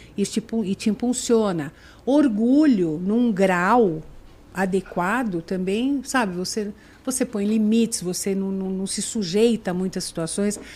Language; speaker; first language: Portuguese; native; Portuguese